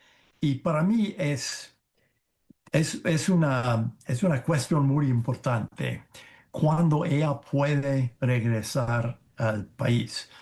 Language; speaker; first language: Spanish; non-native, fluent; English